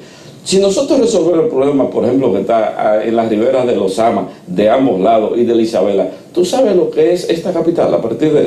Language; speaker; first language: Spanish; native; Spanish